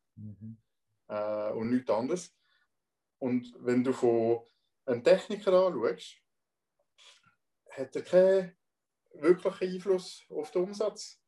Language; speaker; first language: German; non-native, local second language; French